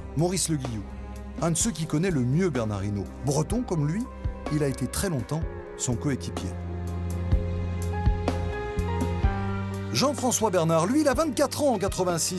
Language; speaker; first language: French; native; French